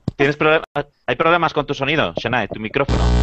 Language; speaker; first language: Spanish; native; Spanish